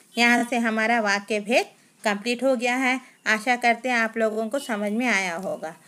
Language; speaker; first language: Hindi; non-native, local second language; Telugu